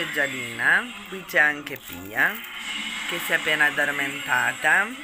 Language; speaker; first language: Italian; native; Italian